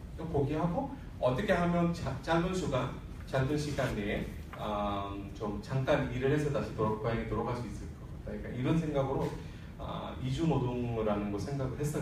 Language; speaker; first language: Korean; non-native, fluent; Bangla